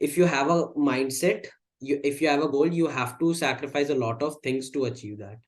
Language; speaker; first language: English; non-native, local second language; Hindi